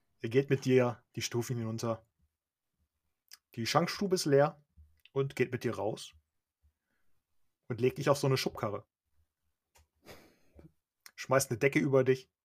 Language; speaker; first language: German; native; German